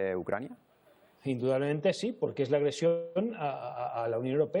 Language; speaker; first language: Spanish; native; Spanish